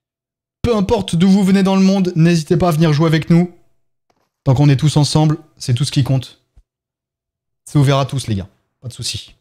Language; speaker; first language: French; native; French